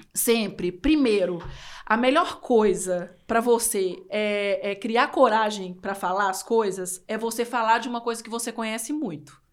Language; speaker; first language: Portuguese; native; Portuguese